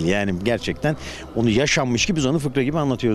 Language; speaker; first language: Turkish; native; Turkish